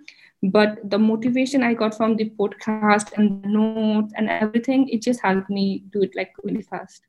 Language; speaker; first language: English; non-native, local second language; Nepali